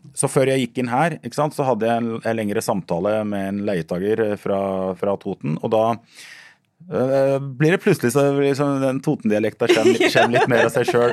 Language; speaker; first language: Norwegian; early bilingual, other home language; Arabic